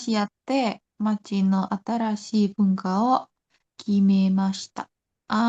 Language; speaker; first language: Japanese; non-native, learner; Indonesian